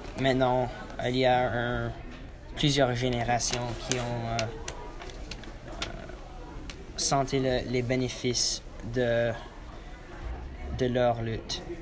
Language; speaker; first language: French; non-native, learner; English